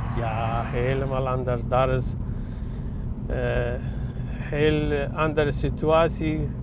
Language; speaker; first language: Dutch; non-native, learner; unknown